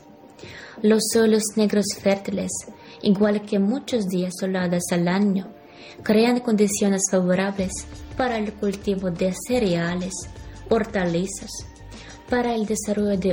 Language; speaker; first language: Spanish; non-native, fluent; Ukrainian